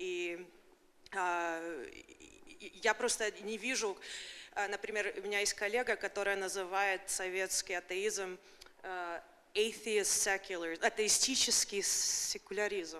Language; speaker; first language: Russian; early bilingual, heritage; Russian